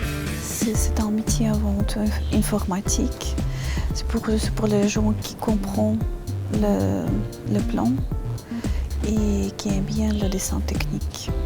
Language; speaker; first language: French; non-native, fluent; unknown